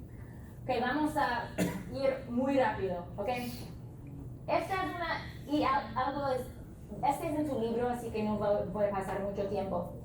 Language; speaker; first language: Spanish; non-native, fluent; English